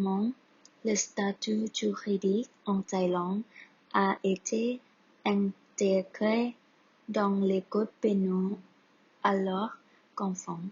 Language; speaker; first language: French; non-native, learner; Thai